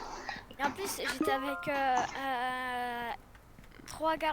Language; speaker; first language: French; native; French